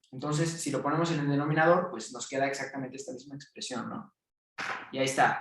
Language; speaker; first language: Spanish; native; Spanish